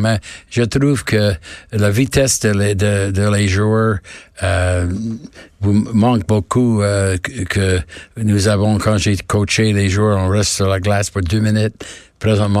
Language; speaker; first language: French; non-native, learner; English